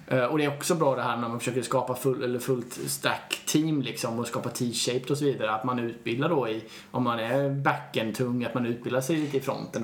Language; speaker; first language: Swedish; native; Swedish